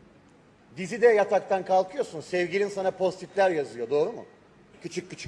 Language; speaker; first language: Turkish; native; Turkish